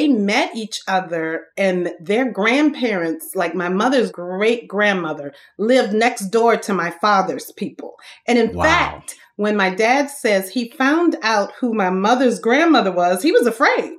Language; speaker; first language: English; native; English